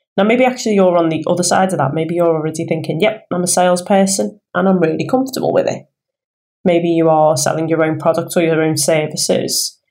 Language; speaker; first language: English; native; English